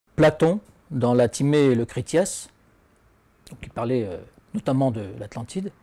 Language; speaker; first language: French; native; French